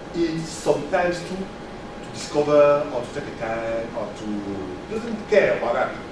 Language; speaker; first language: English; non-native, learner; French